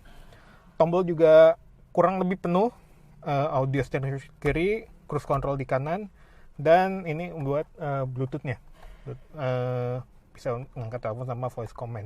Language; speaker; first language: Indonesian; native; Indonesian